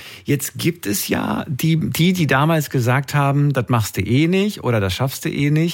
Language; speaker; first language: German; native; German